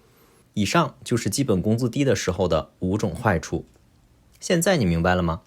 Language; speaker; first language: Chinese; native; Chinese